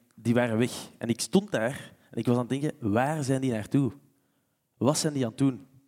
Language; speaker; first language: Dutch; native; Dutch